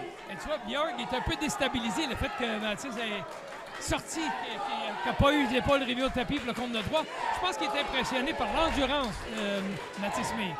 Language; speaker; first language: French; native; French